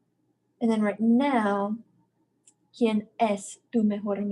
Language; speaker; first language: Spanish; non-native, fluent; English